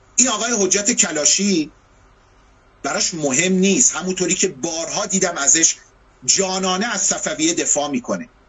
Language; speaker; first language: Persian; non-native, local second language; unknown